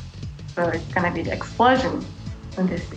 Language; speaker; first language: English; non-native, fluent; Japanese